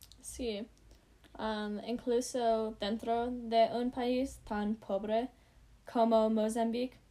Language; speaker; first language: Spanish; non-native, learner; English